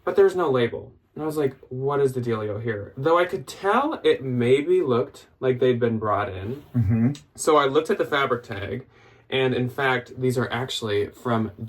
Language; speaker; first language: English; native; English